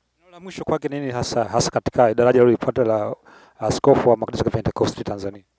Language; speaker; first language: Swahili; native; Swahili